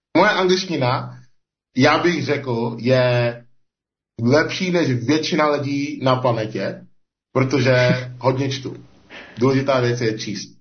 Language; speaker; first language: Czech; early bilingual, heritage; Czech